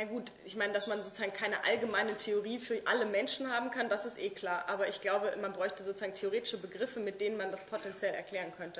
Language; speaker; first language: German; native; German